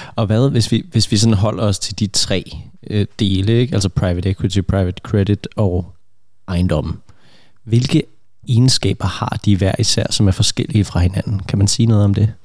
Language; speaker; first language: Danish; native; Danish